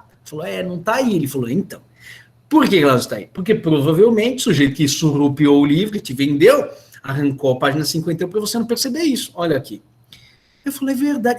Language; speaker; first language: Portuguese; native; Portuguese